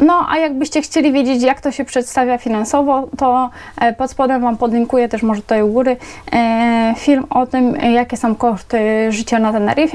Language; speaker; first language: Polish; native; Polish